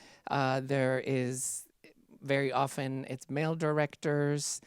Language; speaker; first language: English; non-native, fluent; French